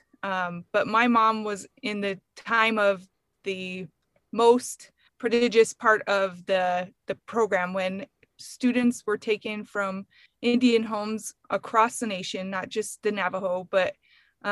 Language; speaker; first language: English; native; English